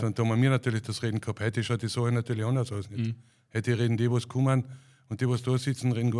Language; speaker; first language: German; native; German